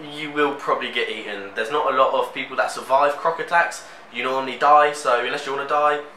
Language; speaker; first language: English; native; English